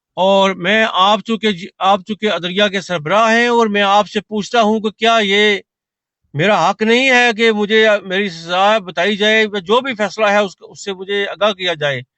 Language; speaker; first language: Urdu; non-native, local second language; Punjabi